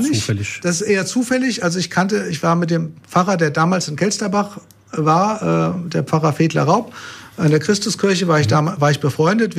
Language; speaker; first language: German; native; German